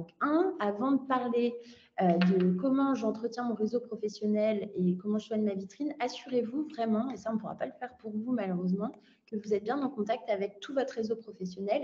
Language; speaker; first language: French; native; French